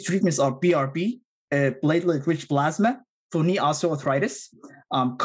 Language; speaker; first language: English; non-native, fluent; Somali